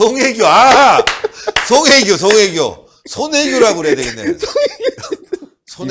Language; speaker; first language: Korean; native; Korean